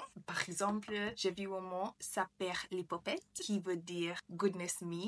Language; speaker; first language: French; non-native, learner; English